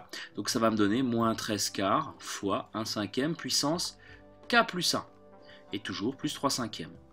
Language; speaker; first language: French; native; French